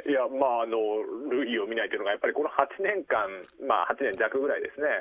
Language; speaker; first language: Japanese; native; Japanese